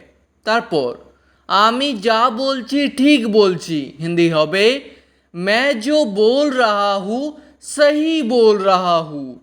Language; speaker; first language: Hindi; non-native, local second language; Bangla